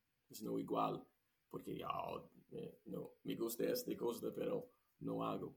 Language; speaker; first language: Spanish; non-native, learner; English